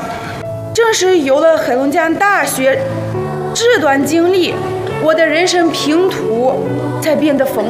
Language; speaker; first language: Chinese; non-native, fluent; Russian